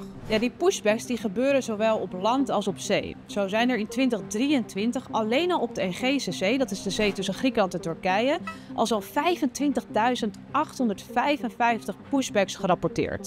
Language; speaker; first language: Dutch; native; Dutch